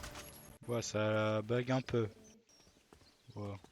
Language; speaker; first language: French; native; French